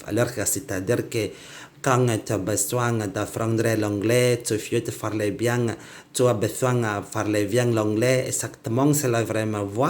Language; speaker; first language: French; non-native, learner; Indonesian